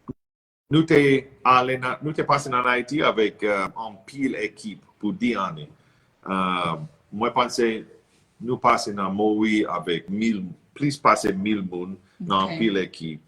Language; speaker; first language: Haitian Creole; non-native, learner; English